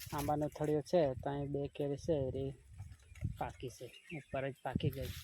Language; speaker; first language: Gujarati; non-native, local second language; Vasavi